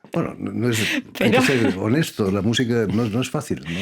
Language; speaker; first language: Spanish; native; Spanish